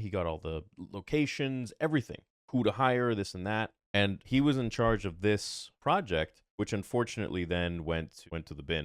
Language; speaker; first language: English; native; English